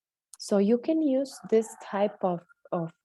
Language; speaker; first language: English; non-native, fluent; Spanish